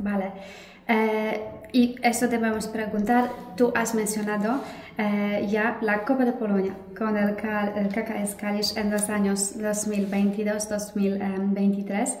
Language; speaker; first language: Spanish; non-native, fluent; Polish